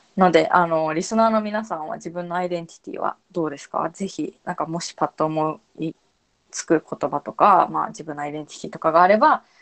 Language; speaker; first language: Japanese; native; Japanese